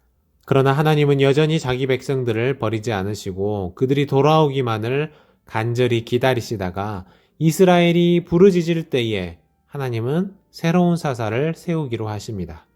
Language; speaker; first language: Korean; native; Korean